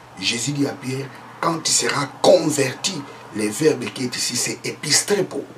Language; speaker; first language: French; non-native, local second language; Lingala